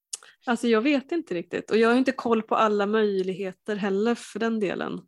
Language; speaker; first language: Swedish; native; Swedish